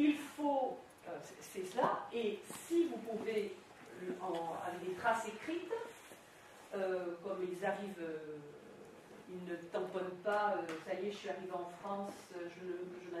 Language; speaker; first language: French; native; French